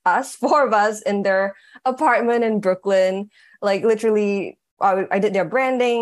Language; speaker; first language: English; native; English